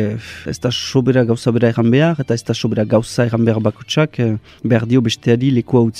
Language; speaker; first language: Basque; native; Basque